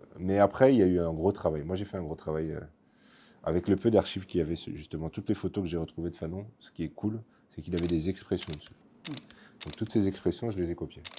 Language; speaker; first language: French; native; French